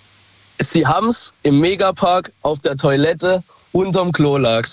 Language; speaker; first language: German; native; German